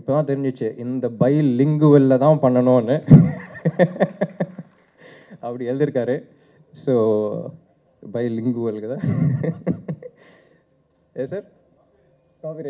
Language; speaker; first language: Tamil; non-native, local second language; Telugu